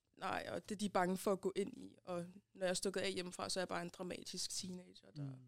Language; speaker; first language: Danish; early bilingual, other home language; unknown